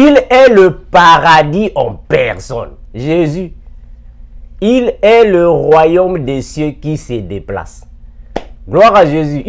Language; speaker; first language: French; non-native, local second language; Lingala